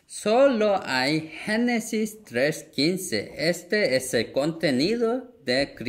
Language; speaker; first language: Spanish; non-native, fluent; Korean